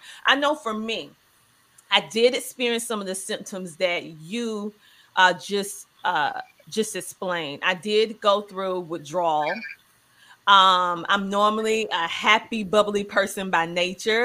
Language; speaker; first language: English; native; English